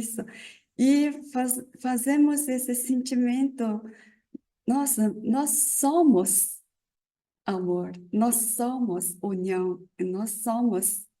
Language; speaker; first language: Portuguese; non-native, learner; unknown